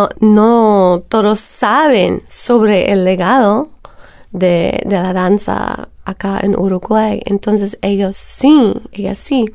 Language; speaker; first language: Spanish; non-native, fluent; English